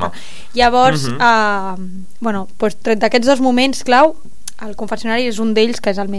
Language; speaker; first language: Catalan; native; Catalan